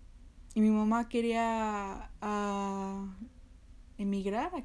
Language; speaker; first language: Spanish; early bilingual, heritage; Spanish